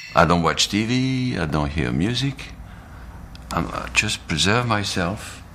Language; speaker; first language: English; non-native, fluent; Arabic